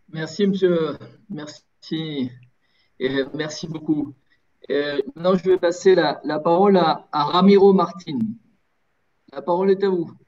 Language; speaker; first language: French; native; French